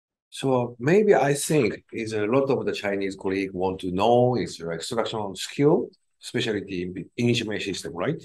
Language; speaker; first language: English; non-native, learner; Japanese